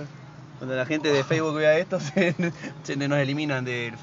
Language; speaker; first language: Spanish; native; Spanish